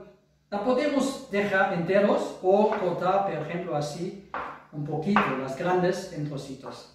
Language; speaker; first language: Spanish; non-native, fluent; German